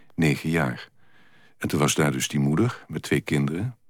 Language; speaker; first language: Dutch; native; Dutch